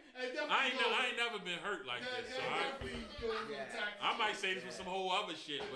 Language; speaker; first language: English; native; English